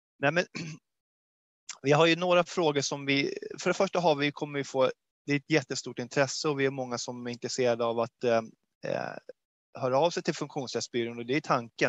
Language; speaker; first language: Swedish; native; Swedish